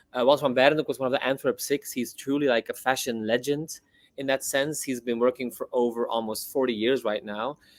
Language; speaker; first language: English; non-native, fluent; Dutch